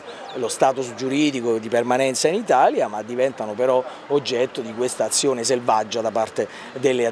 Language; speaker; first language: Italian; native; Italian